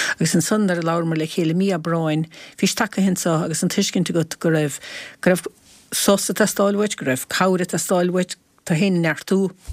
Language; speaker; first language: Irish; native; Irish